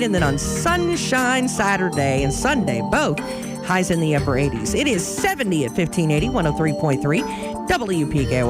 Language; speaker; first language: English; native; English